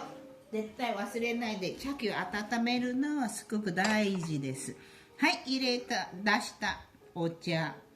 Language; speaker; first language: Japanese; non-native, fluent; Chinese